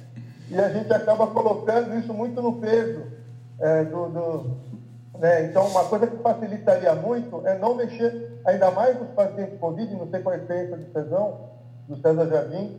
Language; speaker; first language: Portuguese; native; Portuguese